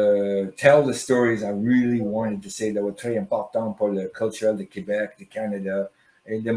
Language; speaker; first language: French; non-native, learner; English